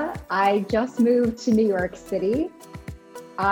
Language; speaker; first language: English; native; English